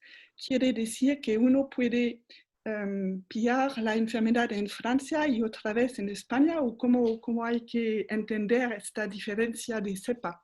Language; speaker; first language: Spanish; non-native, fluent; French